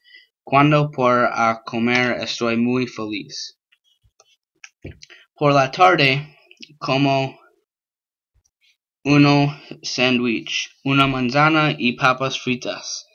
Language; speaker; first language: Spanish; non-native, learner; English